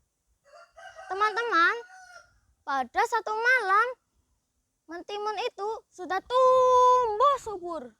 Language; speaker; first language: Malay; non-native, local second language; Javanese